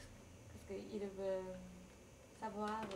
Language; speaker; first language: French; non-native, learner; Japanese